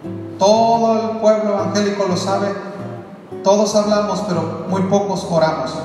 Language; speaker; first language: Spanish; native; Spanish